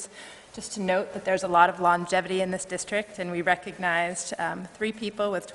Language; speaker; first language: English; native; English